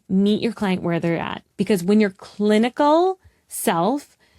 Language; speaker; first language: English; native; English